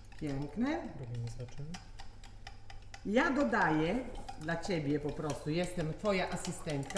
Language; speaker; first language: Polish; non-native, learner; Italian